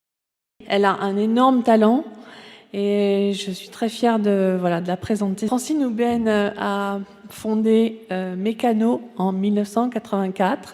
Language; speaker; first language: French; native; French